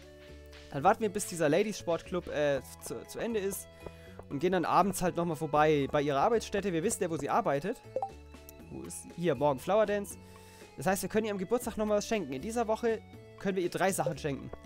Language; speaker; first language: German; native; German